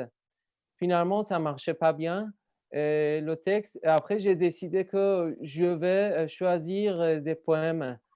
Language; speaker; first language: French; non-native, learner; Persian